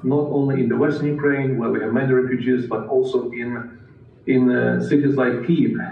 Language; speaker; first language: English; non-native, fluent; Ukrainian